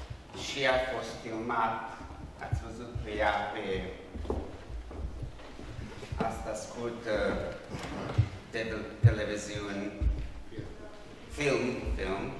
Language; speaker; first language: Romanian; non-native, local second language; Hungarian